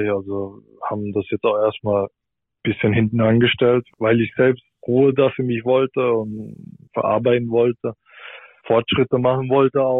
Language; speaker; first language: German; native; German